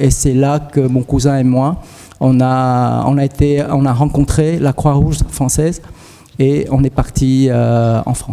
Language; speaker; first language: French; early bilingual, other home language; Vietnamese